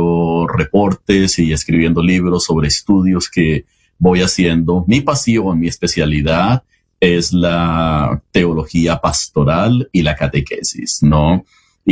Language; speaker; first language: Spanish; native; Spanish